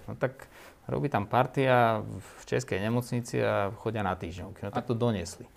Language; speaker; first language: Slovak; native; Slovak